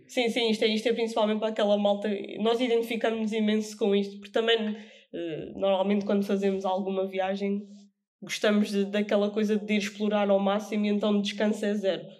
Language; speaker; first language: Portuguese; native; Portuguese